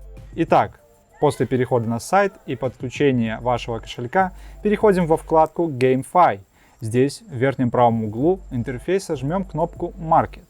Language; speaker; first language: Russian; native; Russian